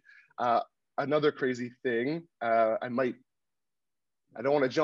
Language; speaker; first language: English; native; English